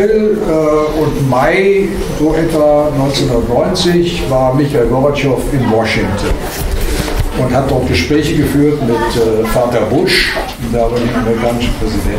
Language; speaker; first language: German; native; German